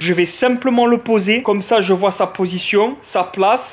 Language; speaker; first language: French; native; French